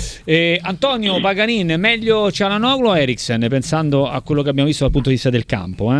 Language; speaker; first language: Italian; native; Italian